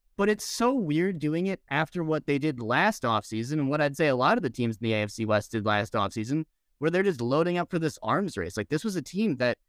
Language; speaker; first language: English; native; English